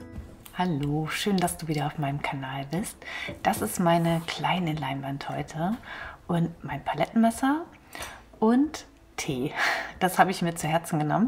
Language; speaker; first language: German; native; German